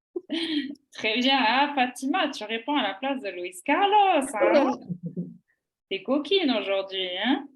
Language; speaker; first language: French; native; French